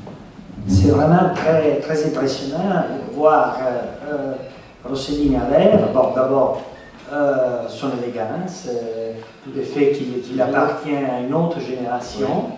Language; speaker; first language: French; non-native, fluent; Italian